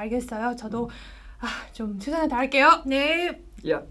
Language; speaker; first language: Korean; non-native, learner; Chinese